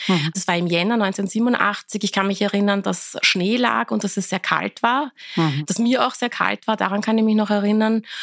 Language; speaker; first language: German; early bilingual, other home language; Persian